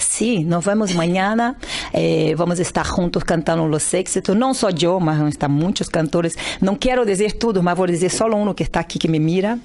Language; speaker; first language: Spanish; non-native, learner; Portuguese